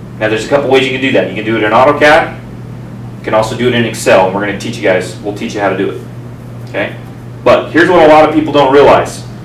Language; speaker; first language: English; native; English